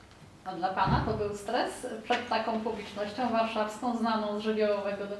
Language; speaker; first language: Polish; native; Polish